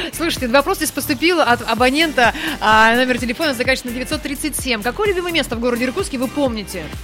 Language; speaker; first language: Russian; native; Russian